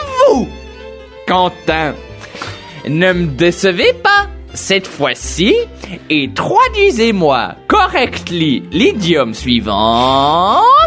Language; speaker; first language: French; native; French